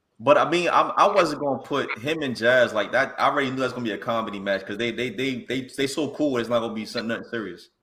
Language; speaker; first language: English; native; English